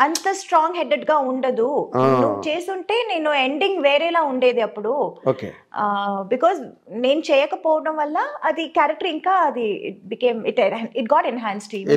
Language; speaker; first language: Telugu; non-native, local second language; Tamil